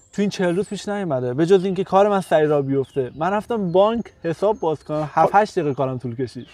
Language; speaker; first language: Persian; native; Persian